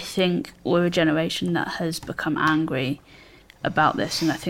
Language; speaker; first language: English; native; English